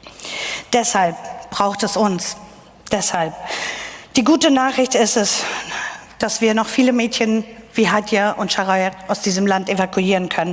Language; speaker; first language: German; non-native, fluent; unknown